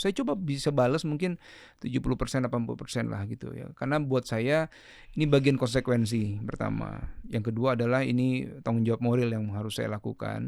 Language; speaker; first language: Indonesian; native; Indonesian